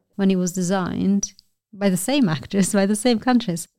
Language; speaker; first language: English; non-native, fluent; Albanian